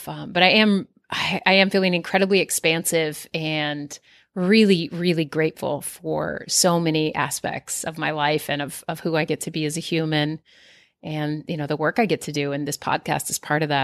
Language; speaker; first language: English; native; English